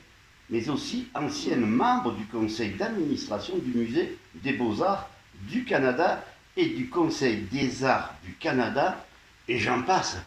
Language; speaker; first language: French; native; French